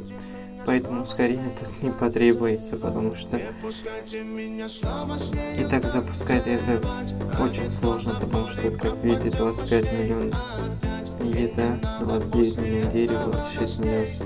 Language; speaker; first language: Russian; non-native, fluent; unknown